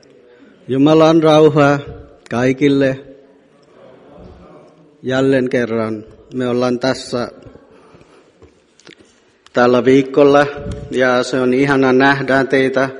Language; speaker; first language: Finnish; non-native, fluent; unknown